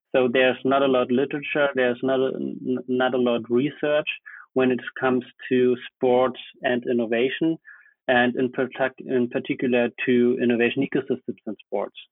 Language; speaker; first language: English; non-native, fluent; German